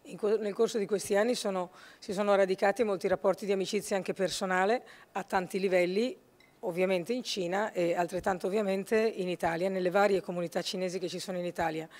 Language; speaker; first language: Italian; native; Italian